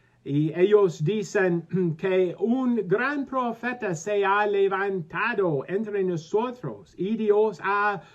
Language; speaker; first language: Spanish; non-native, learner; English